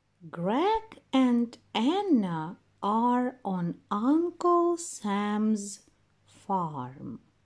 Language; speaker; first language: English; non-native, fluent; Ukrainian